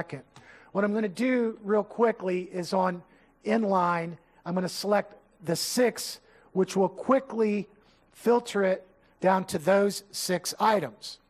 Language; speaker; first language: English; native; English